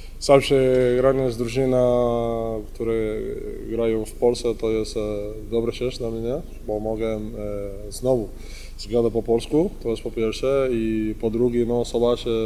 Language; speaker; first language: Polish; non-native, learner; Spanish